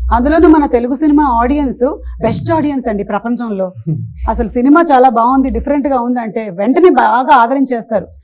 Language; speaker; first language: Telugu; non-native, local second language; Malayalam